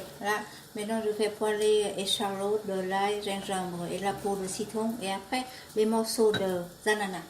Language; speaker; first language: French; non-native, learner; Vietnamese